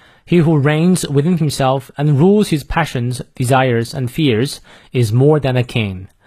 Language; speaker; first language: English; non-native, fluent; Chinese